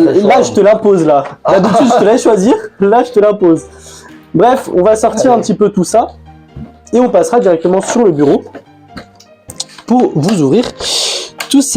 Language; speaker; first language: French; native; French